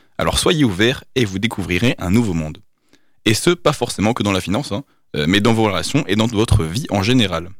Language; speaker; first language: French; native; French